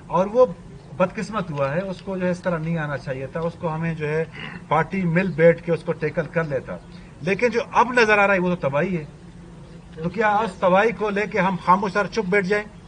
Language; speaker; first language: Urdu; non-native, local second language; Baluchi